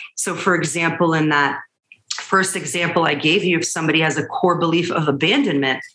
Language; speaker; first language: English; early bilingual, other home language; Hebrew